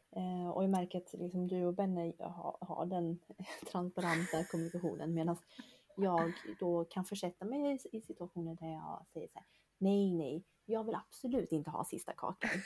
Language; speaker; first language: Swedish; early bilingual, other home language; Chinese